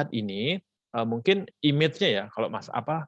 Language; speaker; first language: Indonesian; native; Indonesian